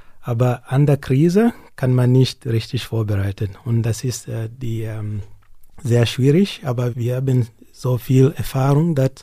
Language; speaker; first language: German; non-native, learner; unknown